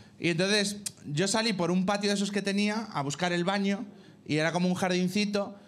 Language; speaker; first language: Spanish; native; Spanish